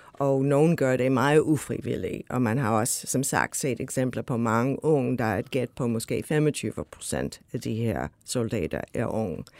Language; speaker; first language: Danish; non-native, fluent; English